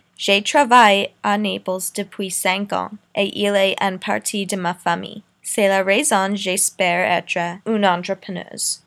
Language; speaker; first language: French; non-native, learner; English